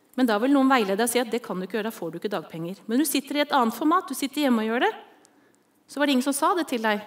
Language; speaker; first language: Norwegian; native; Norwegian